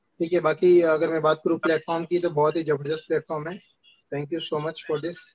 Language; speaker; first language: Hindi; native; Hindi